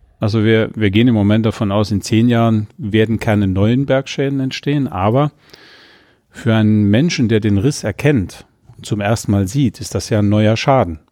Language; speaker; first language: German; native; German